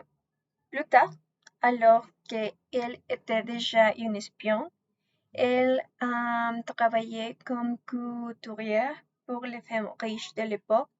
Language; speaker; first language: French; non-native, learner; Spanish